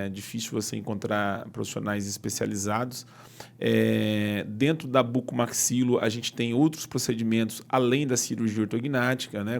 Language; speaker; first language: Portuguese; native; Portuguese